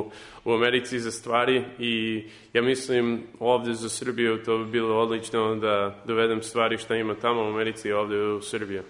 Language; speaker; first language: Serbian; early bilingual, heritage; English